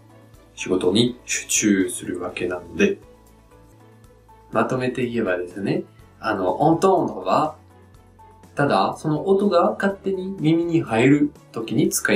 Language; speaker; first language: Japanese; non-native, fluent; French